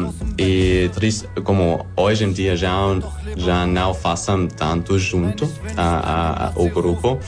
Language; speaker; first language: Portuguese; non-native, learner; German